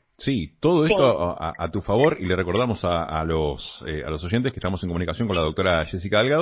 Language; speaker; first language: Spanish; native; Spanish